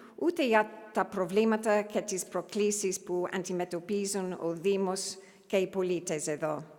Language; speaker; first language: Greek; non-native, learner; English